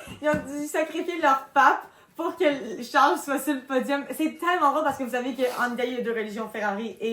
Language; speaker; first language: French; native; French